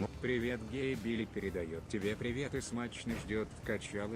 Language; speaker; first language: Russian; native; Russian